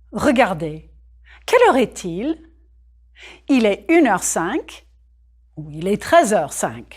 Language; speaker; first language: French; non-native, fluent; English